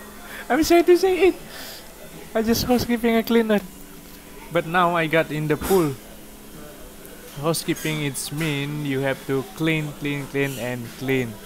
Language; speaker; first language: English; non-native, learner; Indonesian